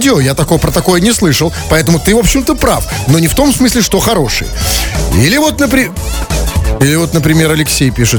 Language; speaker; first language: Russian; native; Russian